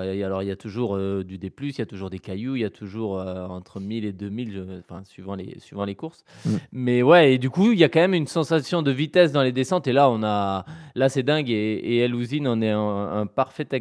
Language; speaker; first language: French; native; French